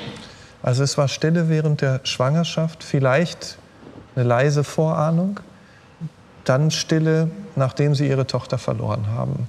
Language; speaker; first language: German; native; German